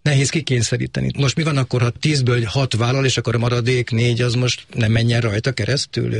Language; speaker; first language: Hungarian; native; Hungarian